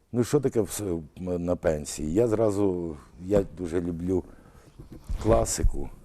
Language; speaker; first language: Ukrainian; early bilingual, other home language; Russian